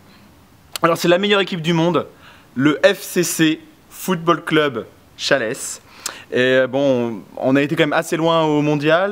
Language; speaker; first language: French; native; French